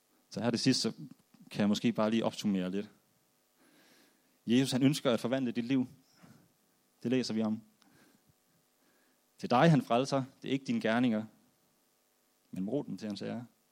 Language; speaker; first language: Danish; native; Danish